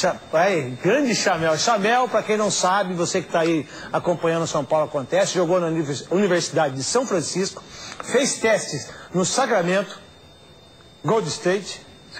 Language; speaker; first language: Portuguese; native; Portuguese